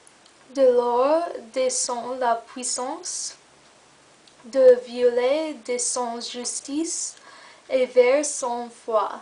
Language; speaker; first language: French; non-native, learner; English